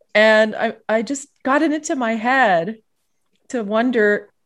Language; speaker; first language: English; native; English